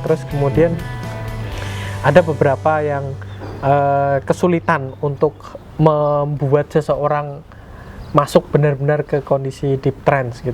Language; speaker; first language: Indonesian; native; Indonesian